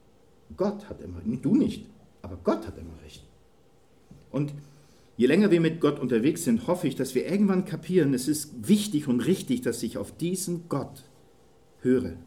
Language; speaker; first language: German; native; German